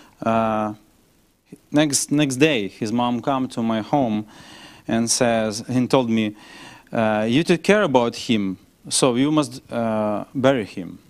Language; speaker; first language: English; non-native, learner; Ukrainian